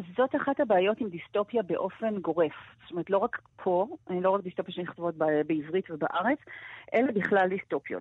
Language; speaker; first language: Hebrew; native; Hebrew